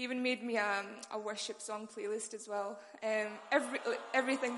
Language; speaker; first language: English; non-native, local second language; Urdu